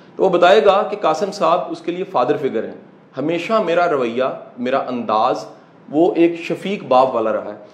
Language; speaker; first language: Urdu; non-native, local second language; Punjabi